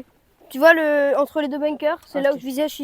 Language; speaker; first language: French; native; French